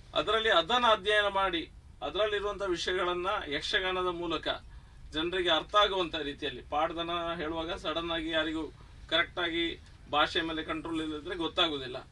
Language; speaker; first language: Kannada; non-native, local second language; Tulu